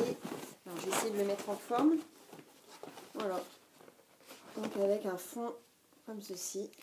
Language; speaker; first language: French; native; French